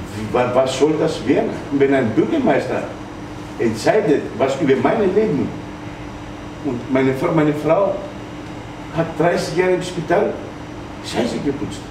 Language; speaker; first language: German; non-native, fluent; Greek